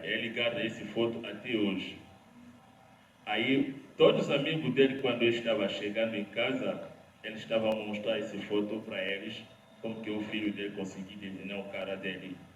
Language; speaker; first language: Portuguese; non-native, learner; Lingala